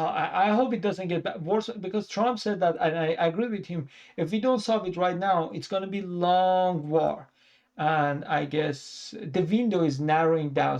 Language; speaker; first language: English; non-native, fluent; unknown